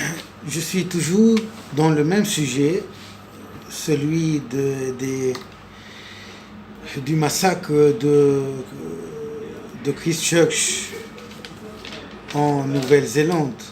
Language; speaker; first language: French; non-native, local second language; Arabic